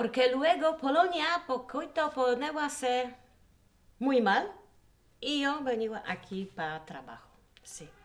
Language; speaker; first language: Spanish; non-native, learner; Polish